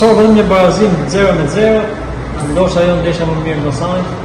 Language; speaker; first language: Albanian; native; Albanian